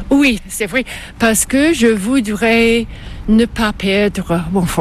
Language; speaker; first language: French; non-native, local second language; English